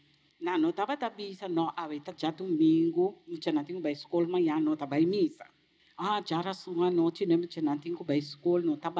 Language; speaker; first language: Portuguese; non-native, learner; Papiamento